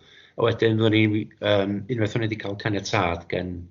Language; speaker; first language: Welsh; native; Welsh